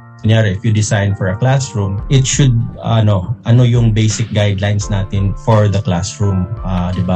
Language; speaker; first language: English; non-native, local second language; Hiligaynon